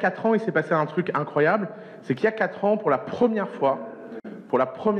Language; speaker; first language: French; native; French